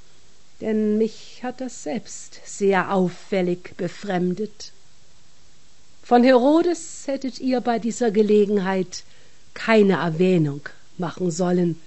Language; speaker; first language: German; native; German